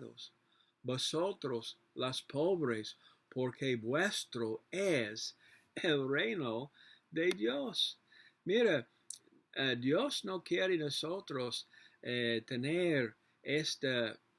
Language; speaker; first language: Spanish; non-native, learner; English